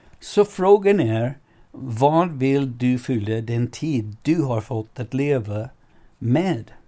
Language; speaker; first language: Swedish; non-native, fluent; English